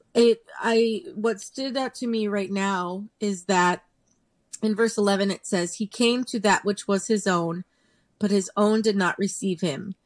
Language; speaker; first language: English; native; English